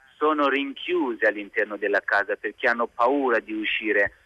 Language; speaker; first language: Italian; non-native, fluent; Hazaragi